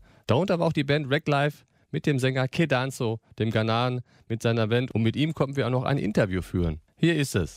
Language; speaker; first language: German; native; German